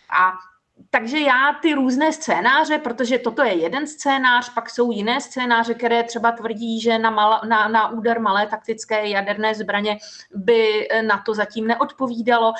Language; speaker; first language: Czech; native; Czech